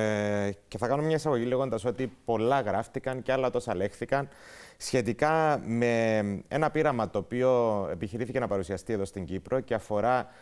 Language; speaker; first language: Greek; native; Greek